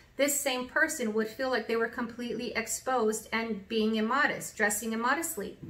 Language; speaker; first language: English; native; English